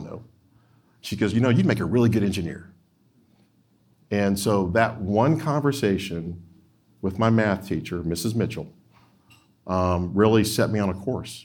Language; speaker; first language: English; native; English